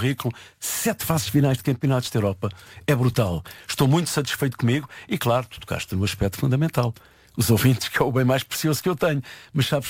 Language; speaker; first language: Portuguese; native; Portuguese